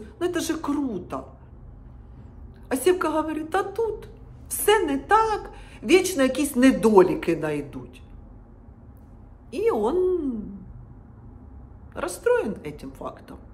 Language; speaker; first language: Russian; non-native, local second language; Ukrainian